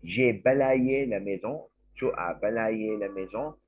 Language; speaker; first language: French; non-native, fluent; Arabic